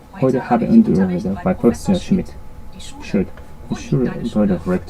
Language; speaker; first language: German; non-native, learner; Japanese